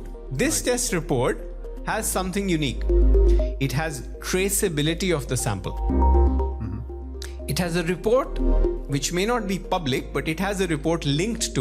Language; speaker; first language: English; non-native, local second language; Punjabi